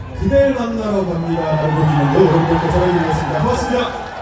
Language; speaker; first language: Korean; native; Korean